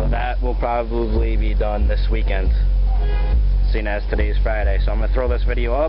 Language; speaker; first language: English; native; English